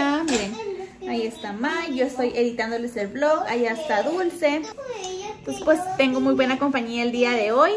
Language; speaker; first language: Spanish; native; Spanish